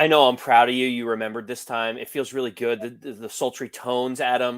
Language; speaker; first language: English; native; English